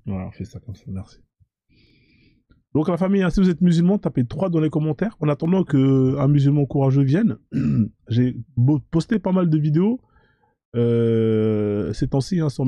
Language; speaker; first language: French; native; French